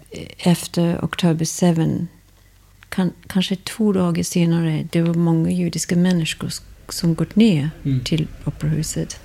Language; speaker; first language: Swedish; non-native, fluent; English